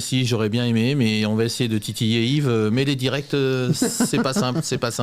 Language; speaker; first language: French; native; French